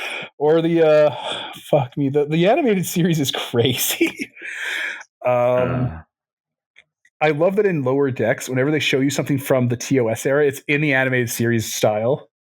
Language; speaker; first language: English; native; English